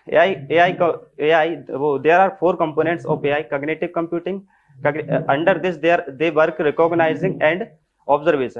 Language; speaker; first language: English; non-native, learner; Hindi